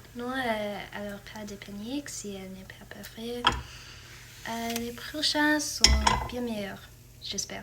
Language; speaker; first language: French; non-native, fluent; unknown